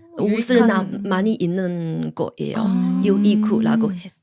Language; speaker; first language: Korean; non-native, learner; Chinese